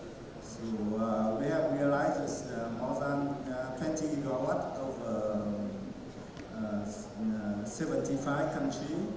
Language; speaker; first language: English; non-native, learner; Vietnamese